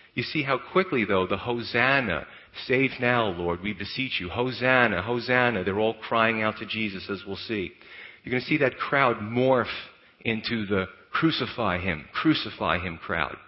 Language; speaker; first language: English; native; English